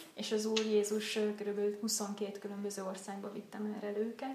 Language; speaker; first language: Hungarian; native; Hungarian